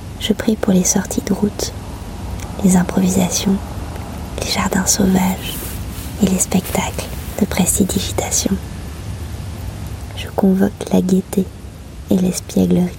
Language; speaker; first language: French; native; French